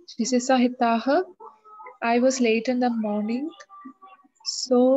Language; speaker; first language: English; non-native, learner; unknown